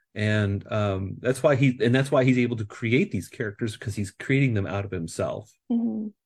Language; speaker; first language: English; native; English